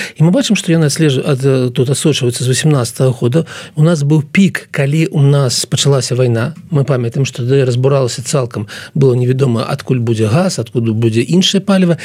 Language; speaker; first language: Belarusian; non-native, local second language; Russian